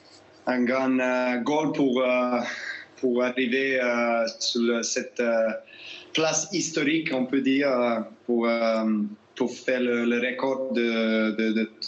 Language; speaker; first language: French; non-native, learner; Serbian